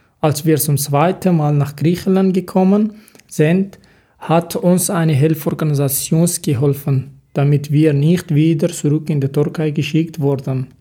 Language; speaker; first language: German; non-native, learner; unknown